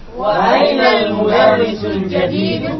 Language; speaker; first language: Arabic; non-native, learner; Indonesian